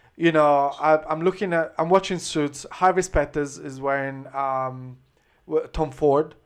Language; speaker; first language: English; non-native, fluent; Italian